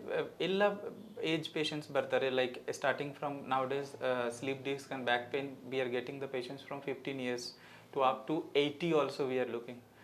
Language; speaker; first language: Kannada; non-native, local second language; Hindi